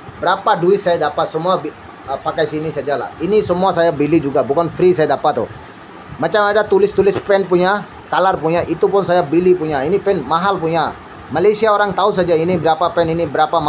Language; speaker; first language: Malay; non-native, learner; Bangla